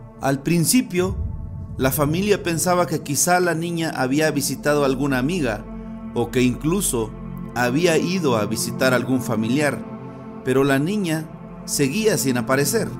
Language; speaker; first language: Spanish; native; Spanish